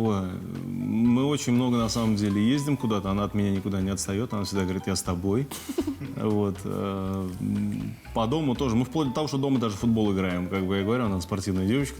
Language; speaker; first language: Russian; native; Russian